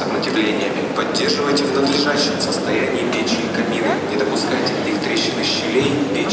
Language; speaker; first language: Russian; native; Russian